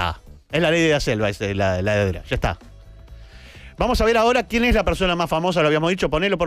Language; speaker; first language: Spanish; native; Spanish